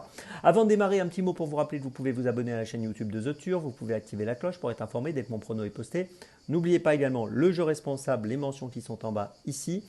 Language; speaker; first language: French; native; French